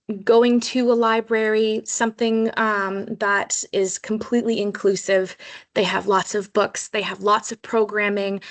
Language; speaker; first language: English; native; English